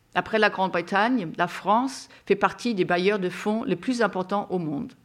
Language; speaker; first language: French; non-native, fluent; German